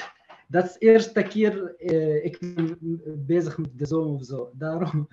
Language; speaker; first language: Dutch; non-native, learner; Arabic